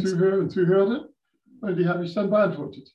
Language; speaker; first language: German; non-native, fluent; English